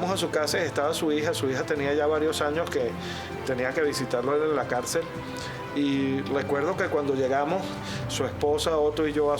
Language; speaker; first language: Spanish; native; Spanish